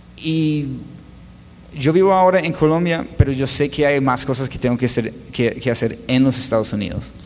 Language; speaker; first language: Spanish; non-native, fluent; English